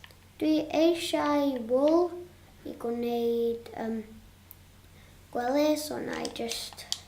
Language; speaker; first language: Welsh; non-native, local second language; English